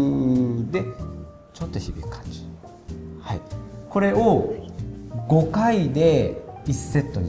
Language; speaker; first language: Japanese; native; Japanese